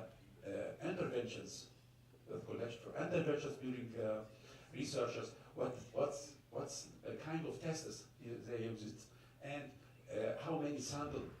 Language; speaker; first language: English; non-native, fluent; Arabic